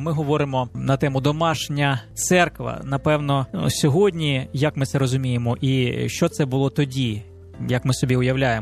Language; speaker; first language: Ukrainian; native; Ukrainian